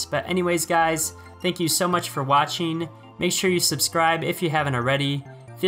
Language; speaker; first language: English; native; English